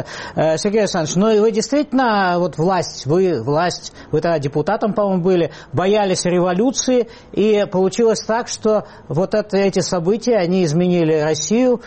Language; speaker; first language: Russian; native; Russian